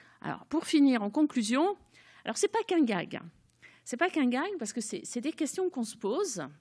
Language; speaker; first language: French; native; French